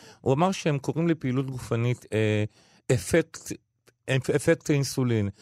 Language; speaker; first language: Hebrew; native; Hebrew